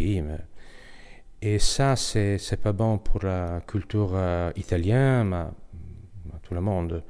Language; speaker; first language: French; non-native, learner; Italian